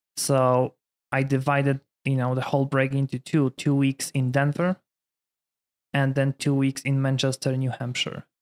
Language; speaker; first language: English; non-native, fluent; Polish